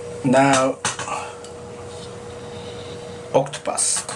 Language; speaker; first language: English; non-native, learner; Japanese